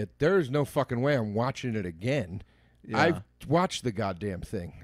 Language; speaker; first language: English; native; English